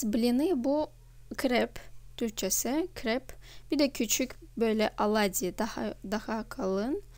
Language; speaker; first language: Turkish; non-native, fluent; Russian